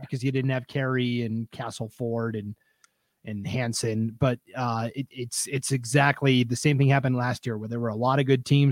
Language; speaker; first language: English; native; English